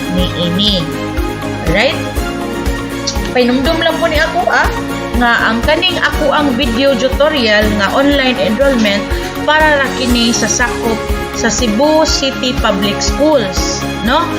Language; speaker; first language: Cebuano; native; Cebuano